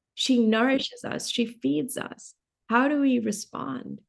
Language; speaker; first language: English; non-native, local second language; Hindi